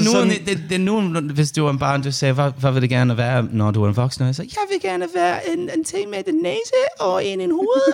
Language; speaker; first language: Danish; non-native, learner; English